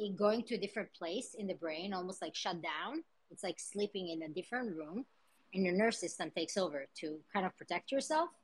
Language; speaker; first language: English; early bilingual, other home language; Hebrew